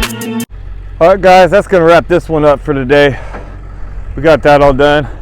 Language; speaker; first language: English; native; English